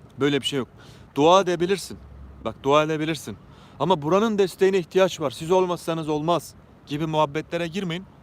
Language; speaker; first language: Turkish; native; Turkish